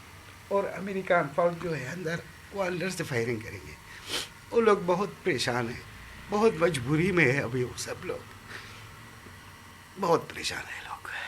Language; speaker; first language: Hindi; non-native, learner; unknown